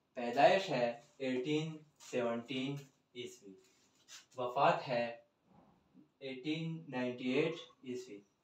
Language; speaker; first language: Hindi; non-native, local second language; Punjabi